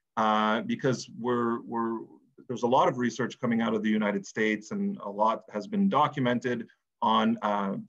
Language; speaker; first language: English; native; English